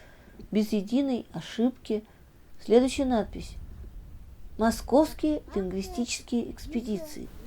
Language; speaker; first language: Russian; native; Russian